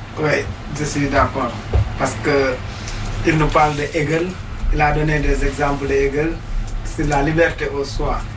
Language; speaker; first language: French; non-native, local second language; Wolof